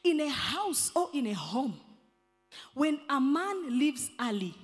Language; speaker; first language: English; non-native, local second language; Swahili